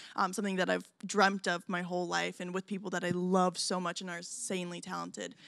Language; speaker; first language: English; native; English